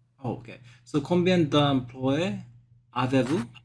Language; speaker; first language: French; non-native, learner; English